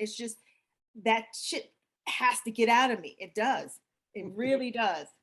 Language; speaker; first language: English; native; English